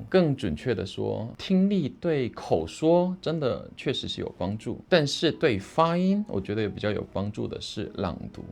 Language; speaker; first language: Chinese; non-native, fluent; Korean